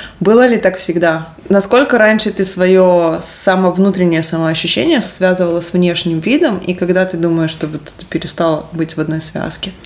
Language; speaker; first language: Russian; native; Russian